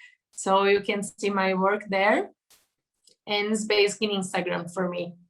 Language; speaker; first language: English; non-native, learner; Portuguese